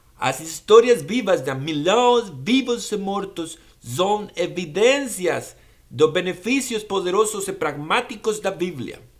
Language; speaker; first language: Portuguese; non-native, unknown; Spanish